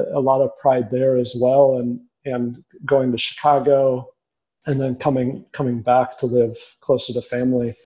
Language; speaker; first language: English; native; English